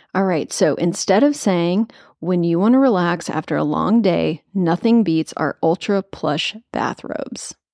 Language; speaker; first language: English; native; English